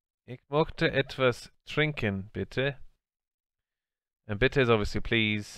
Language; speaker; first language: German; non-native, learner; English